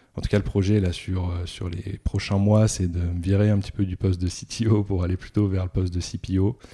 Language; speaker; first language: French; native; French